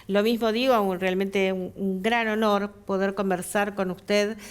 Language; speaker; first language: Spanish; native; Spanish